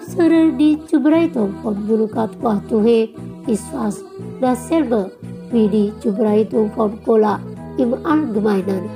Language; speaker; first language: German; non-native, fluent; Indonesian